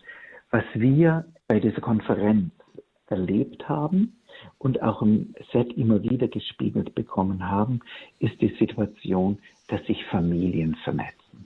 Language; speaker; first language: German; native; German